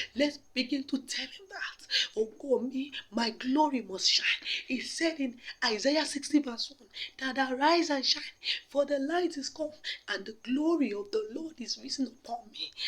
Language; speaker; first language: English; non-native, local second language; Yoruba